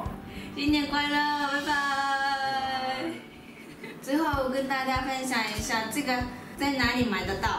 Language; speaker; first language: Chinese; non-native, fluent; Japanese